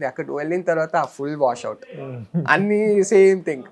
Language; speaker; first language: Telugu; non-native, learner; Kannada